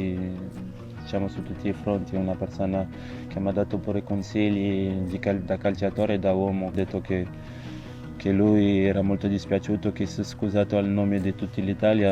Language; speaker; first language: Italian; non-native, fluent; French